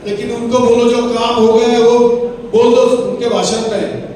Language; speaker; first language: Hindi; non-native, local second language; Marathi